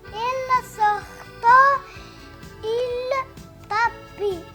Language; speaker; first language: French; non-native, learner; Arabic